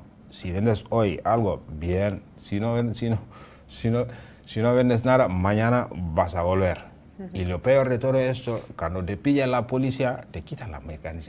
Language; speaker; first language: Spanish; non-native, fluent; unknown